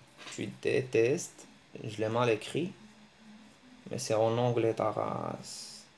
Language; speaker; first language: French; early bilingual, other home language; Arabic